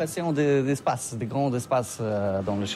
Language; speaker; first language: French; non-native, fluent; Polish